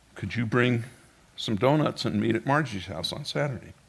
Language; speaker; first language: English; native; English